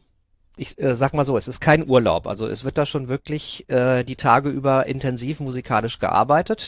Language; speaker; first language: German; native; German